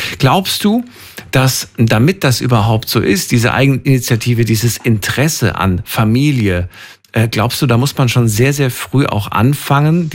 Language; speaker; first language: German; native; German